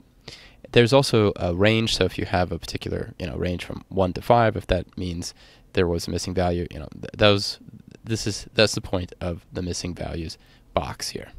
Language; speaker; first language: English; native; English